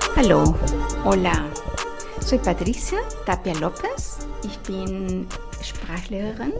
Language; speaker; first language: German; non-native, fluent; Spanish